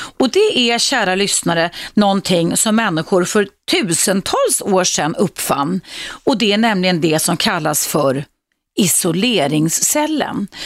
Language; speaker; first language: Swedish; native; Swedish